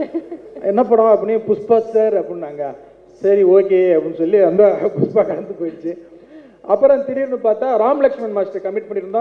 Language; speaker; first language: Tamil; non-native, local second language; Telugu